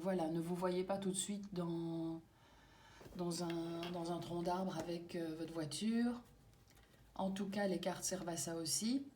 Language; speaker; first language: French; native; French